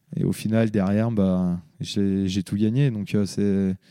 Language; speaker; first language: French; native; French